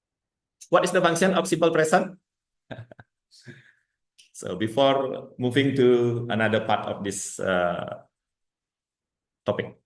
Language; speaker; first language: English; non-native, fluent; Indonesian